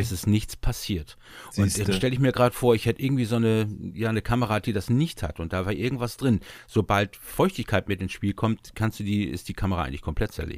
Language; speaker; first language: German; native; German